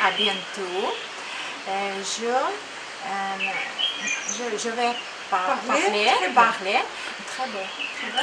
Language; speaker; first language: French; non-native, learner; Ukrainian